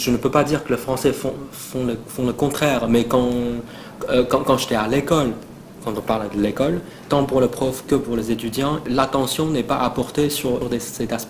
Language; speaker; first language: French; non-native, fluent; Chinese